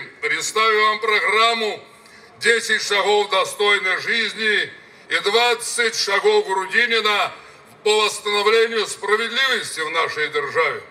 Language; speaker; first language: Russian; native; Russian